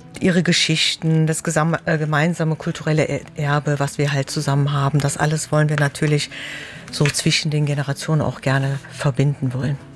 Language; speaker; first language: German; early bilingual, other home language; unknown